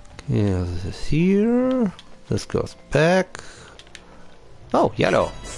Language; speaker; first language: English; non-native, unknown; German